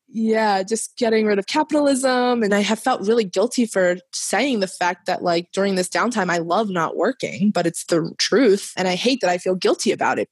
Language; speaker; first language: English; early bilingual, other home language; Spanish